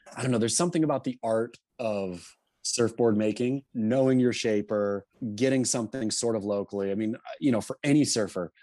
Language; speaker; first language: English; native; English